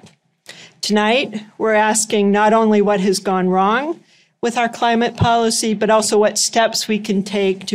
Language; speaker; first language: English; native; English